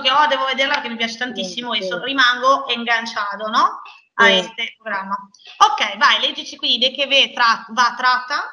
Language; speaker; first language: Italian; native; Italian